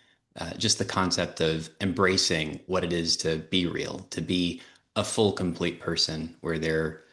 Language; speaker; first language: English; native; English